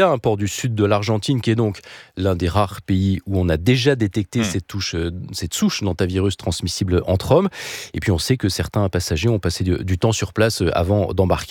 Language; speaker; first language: French; native; French